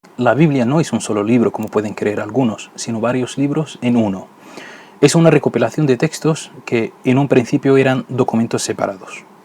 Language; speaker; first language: Spanish; non-native, fluent; Arabic